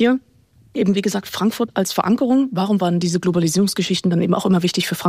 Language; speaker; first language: German; native; German